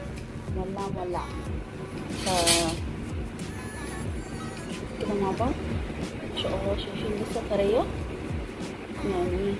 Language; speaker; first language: Arabic; native; Arabic